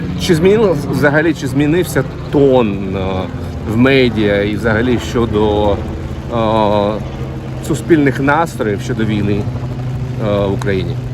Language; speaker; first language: Ukrainian; native; Ukrainian